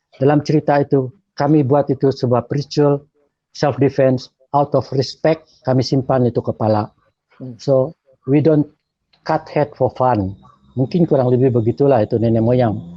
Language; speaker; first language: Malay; native; Malay